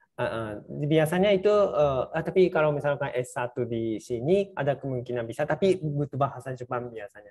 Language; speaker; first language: Indonesian; non-native, fluent; Japanese